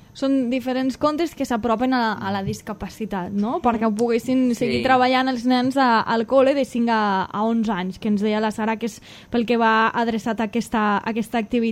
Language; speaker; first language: Catalan; native; Catalan